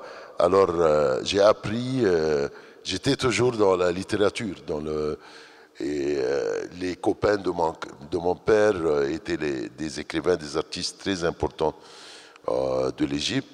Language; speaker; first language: French; non-native, fluent; Arabic